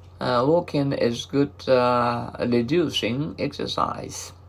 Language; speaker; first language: English; non-native, learner; Japanese